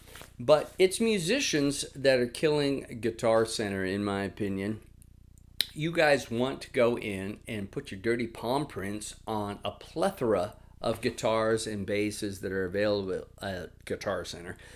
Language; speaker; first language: English; native; English